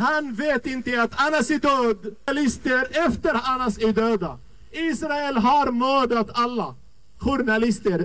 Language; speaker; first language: Swedish; non-native, learner; Arabic